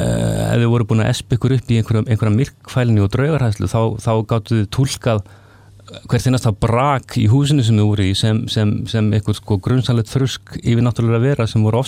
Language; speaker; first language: Icelandic; native; Icelandic